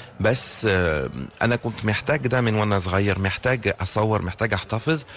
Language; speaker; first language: Arabic; early bilingual, heritage; Arabic